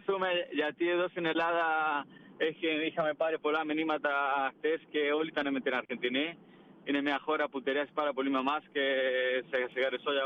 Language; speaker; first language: Greek; non-native, fluent; Spanish